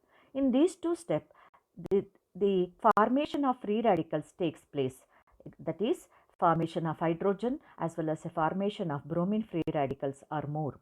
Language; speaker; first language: English; non-native, local second language; Kannada